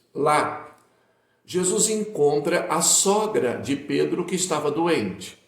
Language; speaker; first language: Portuguese; native; Portuguese